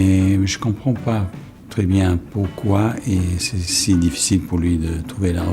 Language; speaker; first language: French; non-native, fluent; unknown